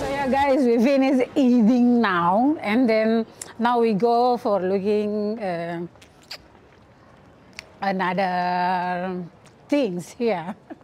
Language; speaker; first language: English; non-native, learner; Indonesian